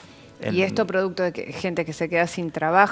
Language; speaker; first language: Spanish; native; Spanish